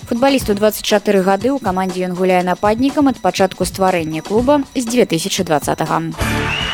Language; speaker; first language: Belarusian; native; Belarusian